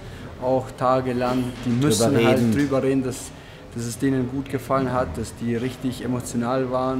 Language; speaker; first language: German; non-native, fluent; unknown